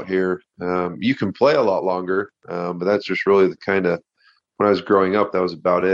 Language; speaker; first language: English; native; English